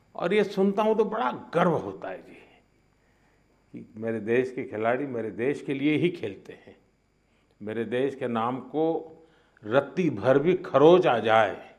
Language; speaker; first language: Hindi; non-native, local second language; Gujarati